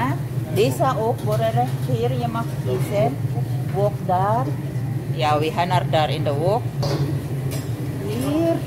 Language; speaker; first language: Dutch; non-native, learner; Filipino